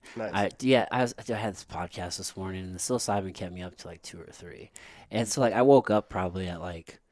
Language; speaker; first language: English; native; English